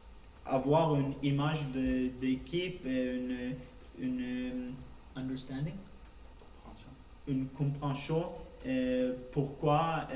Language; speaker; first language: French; non-native, learner; Norwegian